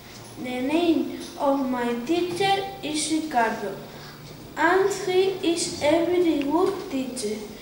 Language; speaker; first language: English; non-native, learner; Spanish